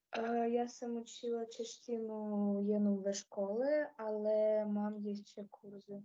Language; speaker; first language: Czech; non-native, learner; Ukrainian